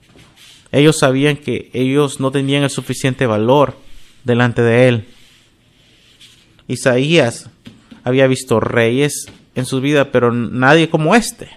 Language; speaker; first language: Spanish; non-native, fluent; English